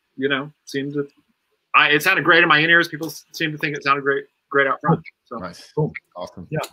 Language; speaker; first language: English; native; English